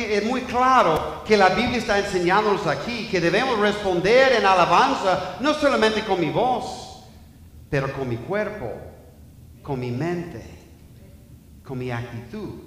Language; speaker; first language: Spanish; non-native, fluent; English